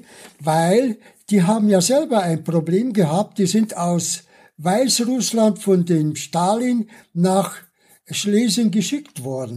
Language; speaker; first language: German; early bilingual, other home language; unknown